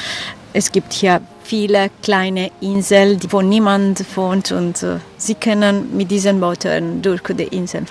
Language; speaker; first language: German; non-native, fluent; Italian